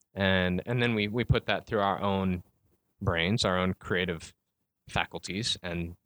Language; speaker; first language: English; native; English